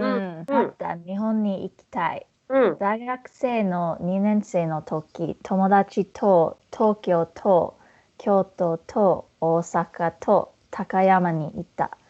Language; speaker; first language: Japanese; non-native, fluent; English